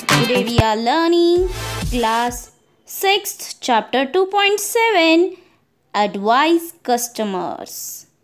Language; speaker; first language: English; non-native, local second language; Marathi